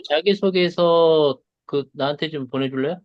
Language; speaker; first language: Korean; native; Korean